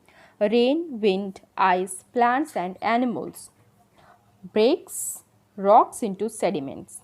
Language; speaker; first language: English; non-native, local second language; Hindi